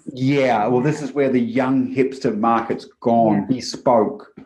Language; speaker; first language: English; native; English